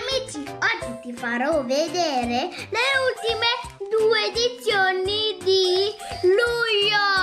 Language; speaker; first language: Italian; early bilingual, other home language; Spanish